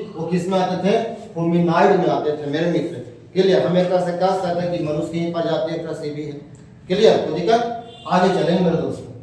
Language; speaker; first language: Hindi; native; Hindi